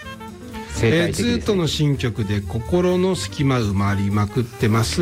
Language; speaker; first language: Japanese; native; Japanese